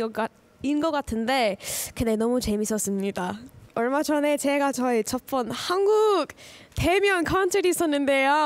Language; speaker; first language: Korean; early bilingual, heritage; English